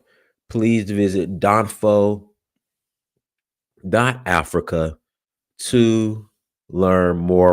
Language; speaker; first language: English; native; English